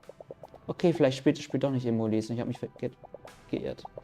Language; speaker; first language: German; native; German